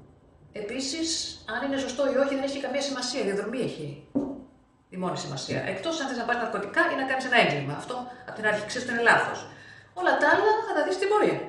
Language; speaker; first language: Greek; native; Greek